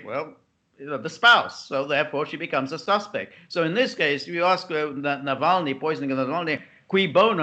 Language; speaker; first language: English; native; English